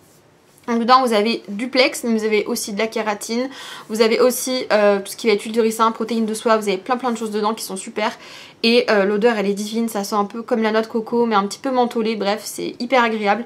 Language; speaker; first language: French; native; French